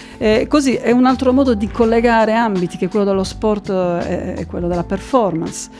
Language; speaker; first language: Italian; native; Italian